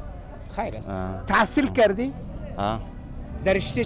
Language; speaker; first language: Persian; native; Persian